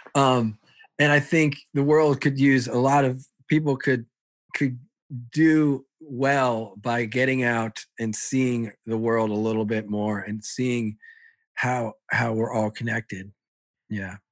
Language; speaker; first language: English; early bilingual, other home language; Italian